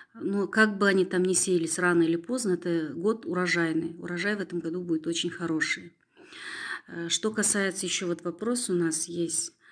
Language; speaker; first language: Russian; non-native, local second language; Kazakh